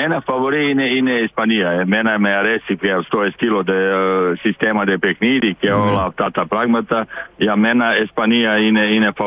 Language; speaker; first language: Greek; non-native, learner; Serbian